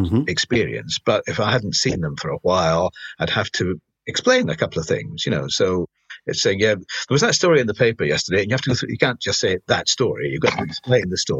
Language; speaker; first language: English; native; English